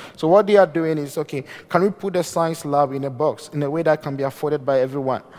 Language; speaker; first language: English; non-native, local second language; Akan